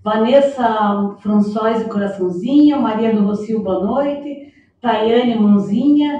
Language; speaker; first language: Portuguese; native; Portuguese